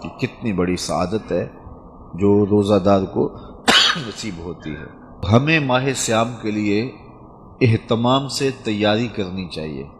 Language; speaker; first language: Urdu; non-native, local second language; Punjabi